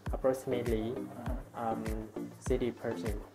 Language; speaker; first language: English; non-native, learner; Vietnamese